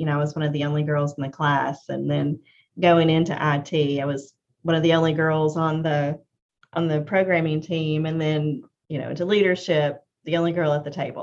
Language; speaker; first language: English; native; English